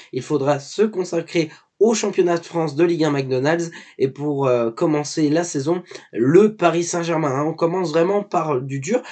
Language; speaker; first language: French; native; French